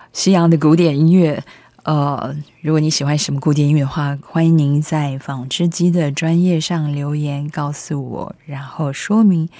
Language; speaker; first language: Chinese; native; Chinese